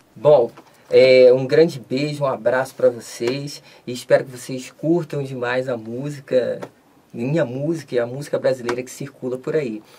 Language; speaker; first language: Portuguese; native; Portuguese